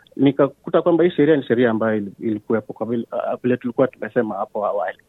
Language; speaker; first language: Swahili; native; Swahili